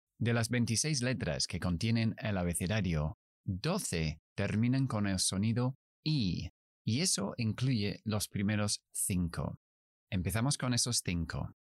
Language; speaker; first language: Spanish; non-native, fluent; English